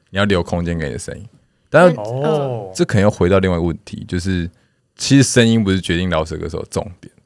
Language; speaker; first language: Chinese; non-native, local second language; Min Nan Chinese